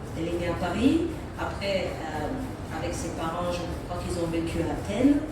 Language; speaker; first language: French; non-native, fluent; Russian